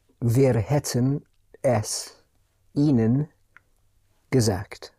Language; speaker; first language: German; non-native, learner; English